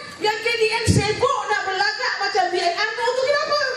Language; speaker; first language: Malay; native; Malay